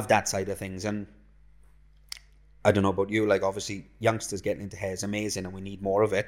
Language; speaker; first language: English; native; English